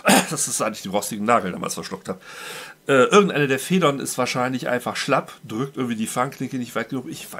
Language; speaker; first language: German; native; German